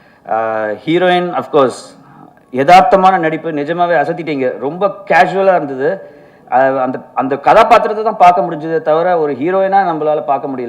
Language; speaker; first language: Tamil; native; Tamil